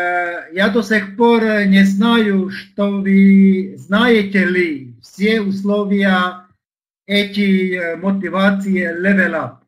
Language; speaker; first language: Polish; non-native, learner; Slovak